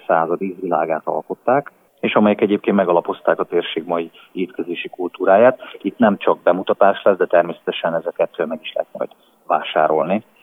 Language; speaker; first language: Hungarian; native; Hungarian